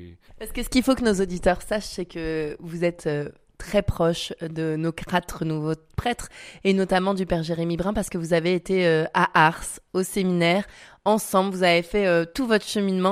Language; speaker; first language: French; native; French